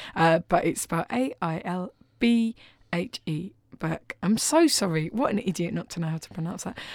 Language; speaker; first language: English; native; English